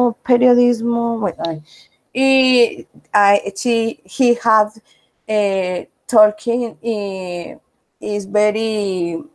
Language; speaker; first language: English; non-native, learner; Spanish